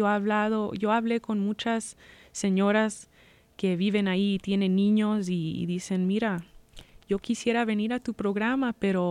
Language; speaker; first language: Spanish; early bilingual, heritage; Spanish